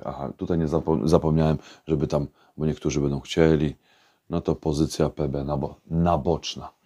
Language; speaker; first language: Polish; native; Polish